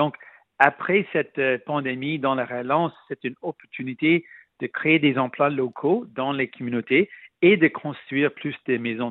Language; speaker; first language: French; non-native, local second language; Punjabi